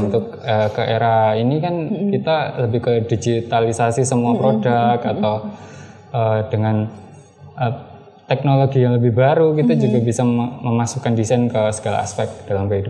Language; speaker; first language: Indonesian; native; Indonesian